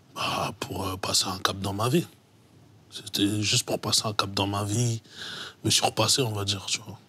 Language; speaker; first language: French; native; French